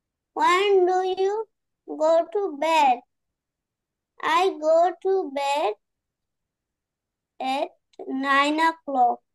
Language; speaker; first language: English; non-native, learner; Bangla